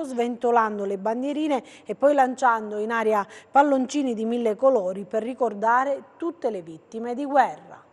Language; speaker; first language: Italian; native; Italian